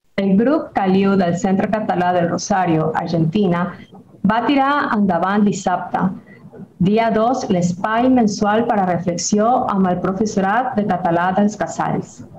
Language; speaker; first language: Catalan; non-native, fluent; Spanish